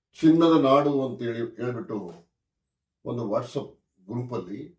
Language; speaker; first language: Kannada; native; Kannada